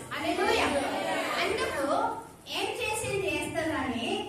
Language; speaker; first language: Telugu; non-native, learner; Odia